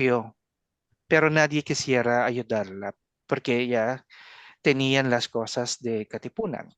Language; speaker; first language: Spanish; non-native, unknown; Filipino